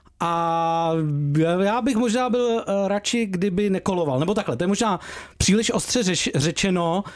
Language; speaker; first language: Czech; native; Czech